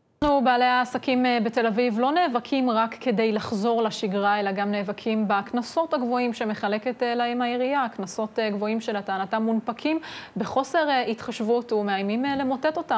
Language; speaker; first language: Hebrew; native; Hebrew